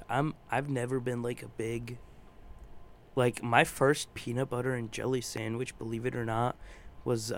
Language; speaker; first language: English; native; English